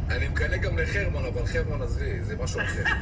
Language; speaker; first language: Hebrew; native; Hebrew